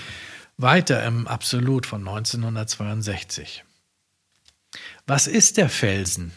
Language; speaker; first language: German; native; German